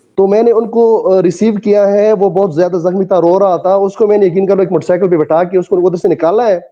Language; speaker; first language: Urdu; non-native, local second language; Pashto